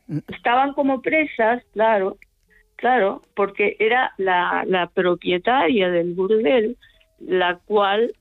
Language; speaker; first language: Spanish; native; Spanish